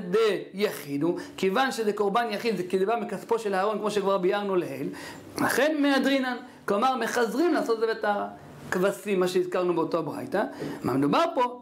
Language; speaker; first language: Hebrew; native; Hebrew